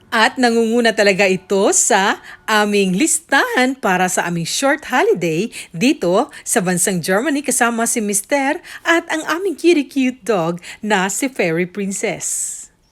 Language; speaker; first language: Filipino; native; Filipino